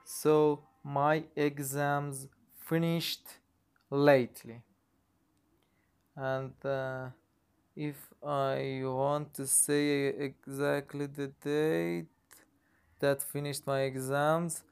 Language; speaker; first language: English; non-native, learner; Persian